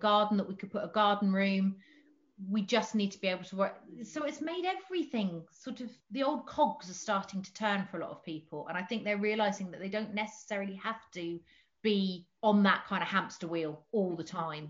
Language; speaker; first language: English; native; English